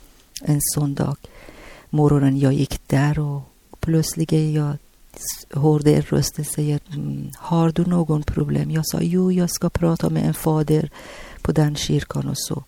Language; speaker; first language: Swedish; non-native, learner; Persian